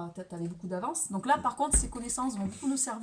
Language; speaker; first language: French; native; French